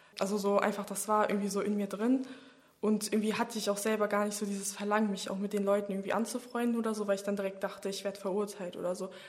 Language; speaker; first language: German; early bilingual, other home language; Bosnian